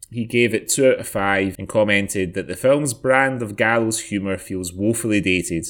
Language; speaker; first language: English; native; English